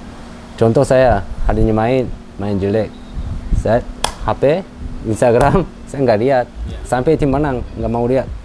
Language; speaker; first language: Indonesian; non-native, fluent; Korean